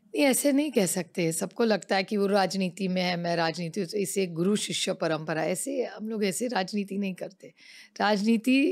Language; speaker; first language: Hindi; non-native, local second language; Marathi